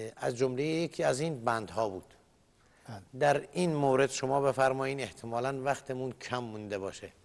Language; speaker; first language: Persian; non-native, local second language; Kurdish